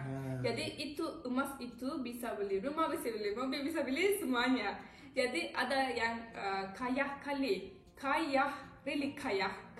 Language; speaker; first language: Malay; non-native, learner; Turkish